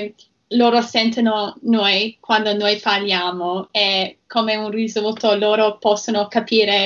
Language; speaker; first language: Italian; non-native, learner; English